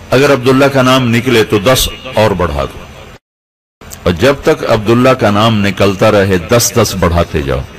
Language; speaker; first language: Urdu; non-native, local second language; Punjabi